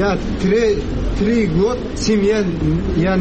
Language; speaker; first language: Russian; non-native, learner; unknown